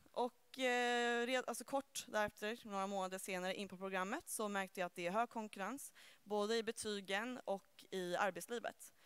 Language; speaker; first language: Swedish; early bilingual, other home language; Turkish